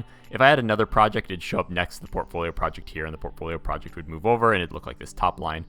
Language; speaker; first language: English; native; English